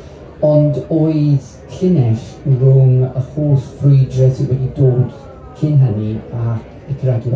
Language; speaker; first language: Welsh; non-native, local second language; English